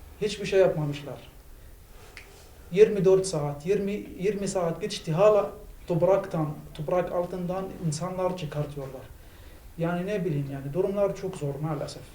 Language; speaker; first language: Turkish; non-native, fluent; Arabic